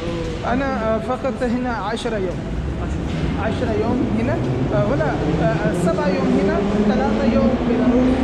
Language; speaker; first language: Arabic; non-native, learner; Urdu